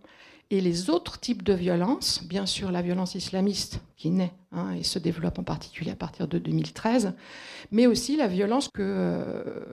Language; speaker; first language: French; native; French